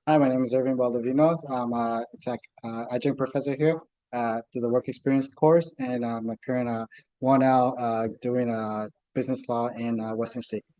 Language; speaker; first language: English; early bilingual, other home language; Spanish